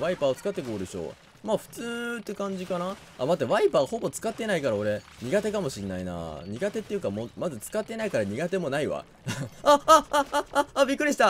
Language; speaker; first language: Japanese; native; Japanese